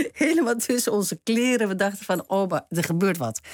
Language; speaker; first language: Dutch; early bilingual, other home language; Turkish